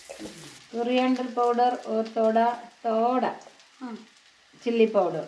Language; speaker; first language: Hindi; non-native, local second language; Malayalam